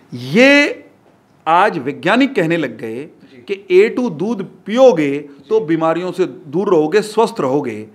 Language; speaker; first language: Hindi; native; Hindi